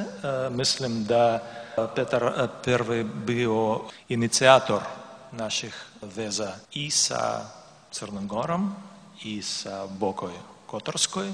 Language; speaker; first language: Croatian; non-native, learner; Russian